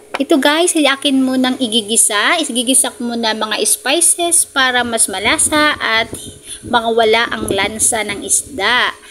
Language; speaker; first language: Filipino; non-native, local second language; Cebuano